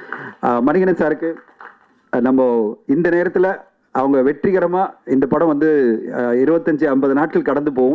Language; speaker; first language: Tamil; native; Tamil